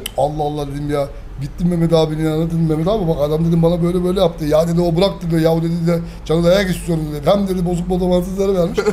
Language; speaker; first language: Turkish; early bilingual, heritage; Turkish